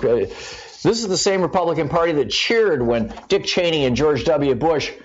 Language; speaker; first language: English; native; English